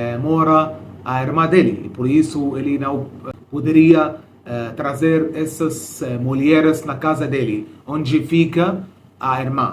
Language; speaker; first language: Portuguese; non-native, fluent; Arabic